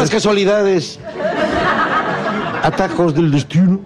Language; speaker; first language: Spanish; native; Spanish